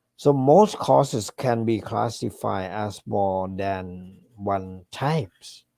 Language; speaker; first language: English; non-native, fluent; Thai